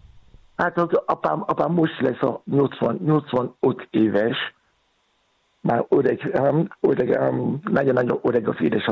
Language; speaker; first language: Hungarian; non-native, fluent; Yoruba